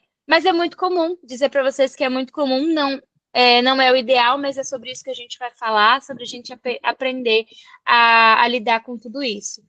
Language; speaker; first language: Portuguese; native; Portuguese